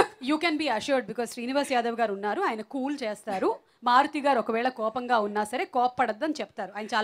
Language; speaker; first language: Telugu; native; Telugu